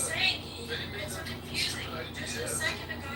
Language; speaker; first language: English; native; English